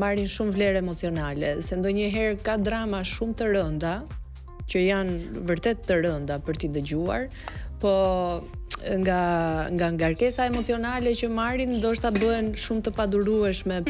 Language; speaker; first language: Albanian; native; Albanian